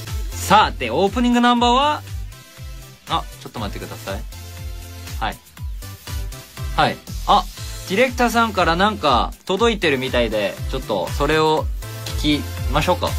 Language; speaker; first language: Japanese; non-native, fluent; Korean